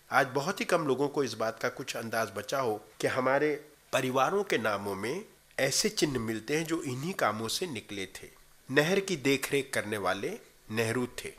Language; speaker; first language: Hindi; native; Hindi